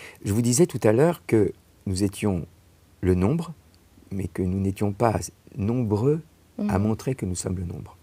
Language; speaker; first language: French; native; French